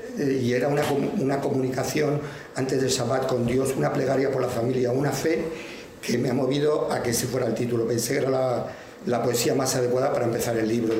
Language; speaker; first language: Spanish; native; Spanish